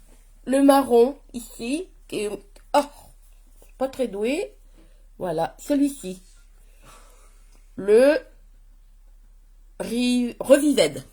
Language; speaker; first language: French; native; French